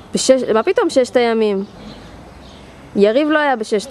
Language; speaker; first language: Hebrew; native; Hebrew